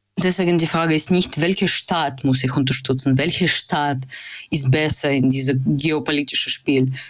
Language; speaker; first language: German; non-native, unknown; Russian